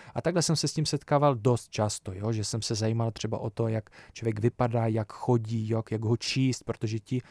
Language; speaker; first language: Czech; early bilingual, other home language; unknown